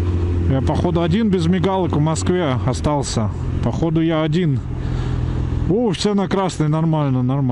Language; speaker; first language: Russian; native; Russian